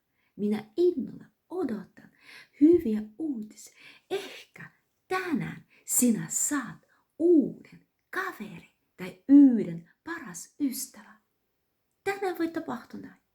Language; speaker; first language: Finnish; non-native, learner; Russian